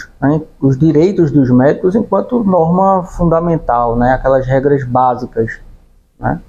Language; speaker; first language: Portuguese; native; Portuguese